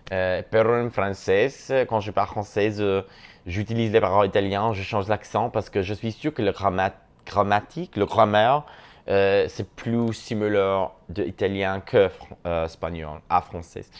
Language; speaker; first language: French; non-native, learner; English